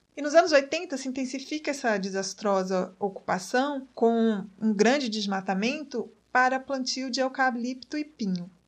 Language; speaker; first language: Portuguese; native; Portuguese